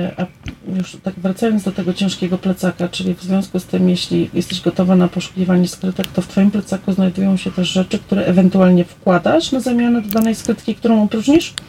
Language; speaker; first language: Polish; native; Polish